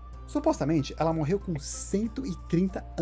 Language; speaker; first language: Portuguese; native; Portuguese